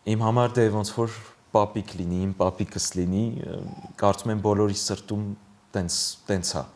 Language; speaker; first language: Armenian; early bilingual, heritage; Armenian